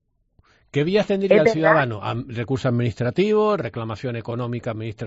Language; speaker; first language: Spanish; native; Spanish